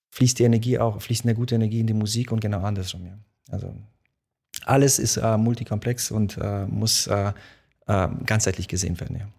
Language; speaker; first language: German; early bilingual, other home language; Polish